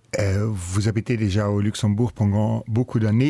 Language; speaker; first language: French; non-native, local second language; Luxembourgish